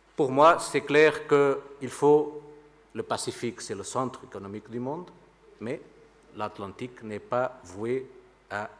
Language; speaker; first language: French; non-native, fluent; Portuguese